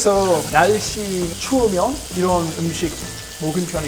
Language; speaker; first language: Korean; early bilingual, heritage; Korean